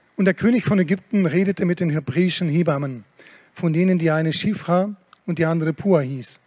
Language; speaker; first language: German; early bilingual, other home language; Russian